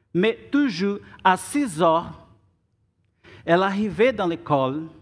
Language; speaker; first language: French; non-native, learner; Portuguese